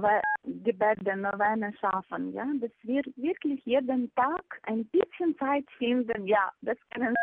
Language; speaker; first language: German; non-native, fluent; Ukrainian